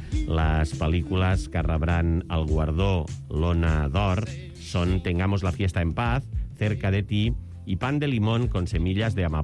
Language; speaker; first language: Catalan; native; Catalan